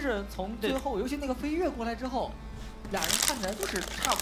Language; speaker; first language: Chinese; native; Chinese